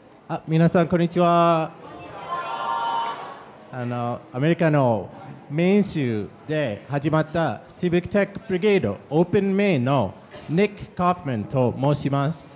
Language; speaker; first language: Japanese; non-native, fluent; English